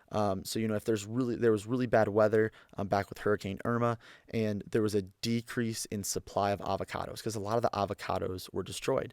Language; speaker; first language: English; native; English